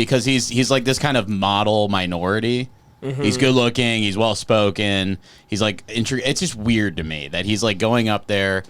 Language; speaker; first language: English; native; English